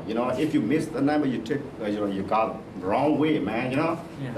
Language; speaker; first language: English; non-native, learner; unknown